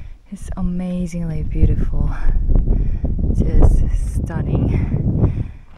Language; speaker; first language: English; non-native, fluent; Korean